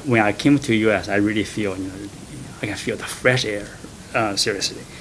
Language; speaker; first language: English; non-native, fluent; Chinese